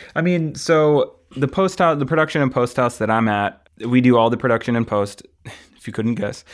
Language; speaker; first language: English; native; English